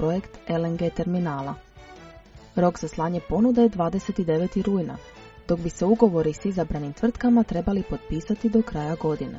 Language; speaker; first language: Croatian; native; Croatian